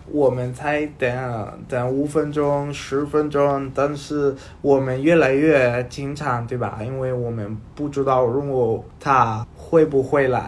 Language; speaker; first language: Chinese; non-native, learner; Spanish